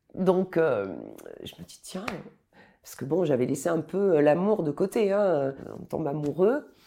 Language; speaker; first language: French; native; French